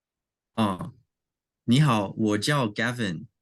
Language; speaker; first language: Chinese; non-native, learner; English